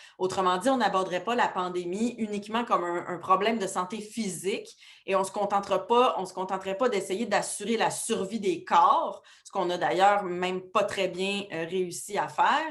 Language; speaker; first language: French; native; French